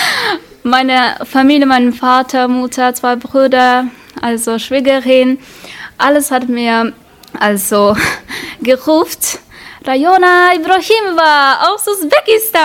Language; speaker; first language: German; non-native, learner; Uzbek